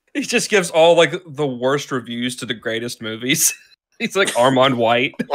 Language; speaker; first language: English; native; English